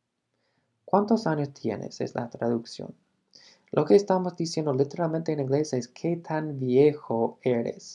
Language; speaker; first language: Spanish; non-native, fluent; English